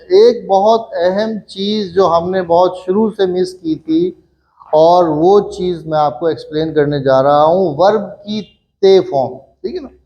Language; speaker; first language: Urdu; native; Urdu